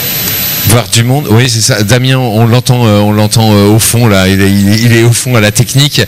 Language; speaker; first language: French; native; French